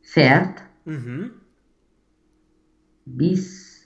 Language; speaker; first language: German; non-native, learner; Romanian